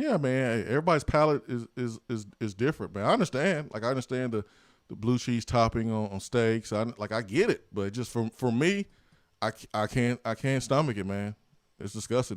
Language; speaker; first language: English; native; English